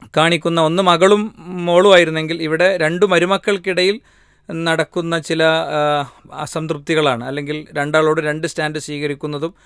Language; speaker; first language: Malayalam; native; Malayalam